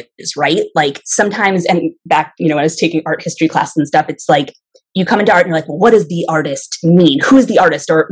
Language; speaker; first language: English; native; English